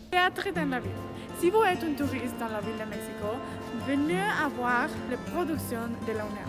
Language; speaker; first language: French; non-native, learner; Spanish